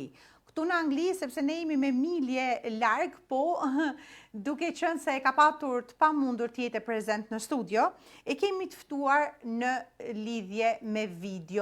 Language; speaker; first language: Albanian; native; Albanian